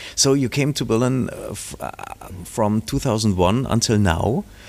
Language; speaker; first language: English; non-native, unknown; German